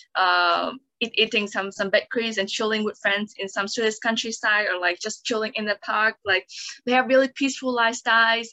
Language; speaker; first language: English; non-native, fluent; Vietnamese